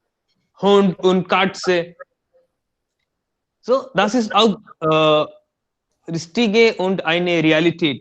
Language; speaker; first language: German; non-native, learner; Hindi